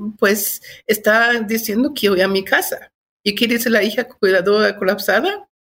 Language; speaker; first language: Spanish; non-native, fluent; German